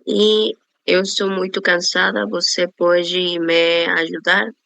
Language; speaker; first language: Portuguese; non-native, learner; Spanish